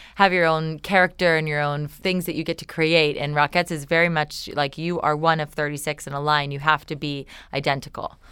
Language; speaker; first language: English; native; English